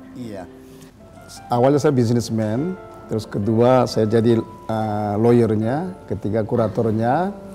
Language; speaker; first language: Indonesian; non-native, fluent; Korean